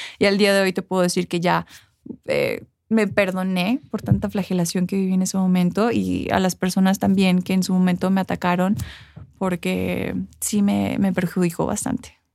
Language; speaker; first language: Spanish; early bilingual, heritage; Spanish